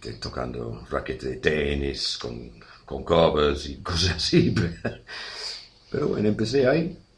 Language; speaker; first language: Spanish; non-native, fluent; English